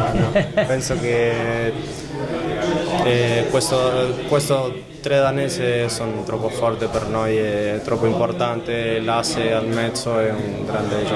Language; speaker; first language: Italian; non-native, learner; Spanish